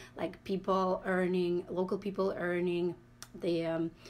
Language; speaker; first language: English; non-native, fluent; Latvian